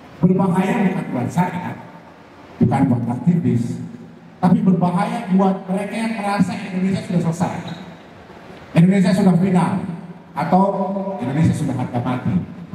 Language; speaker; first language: Indonesian; native; Indonesian